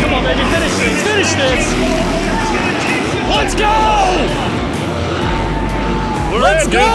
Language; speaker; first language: English; native; English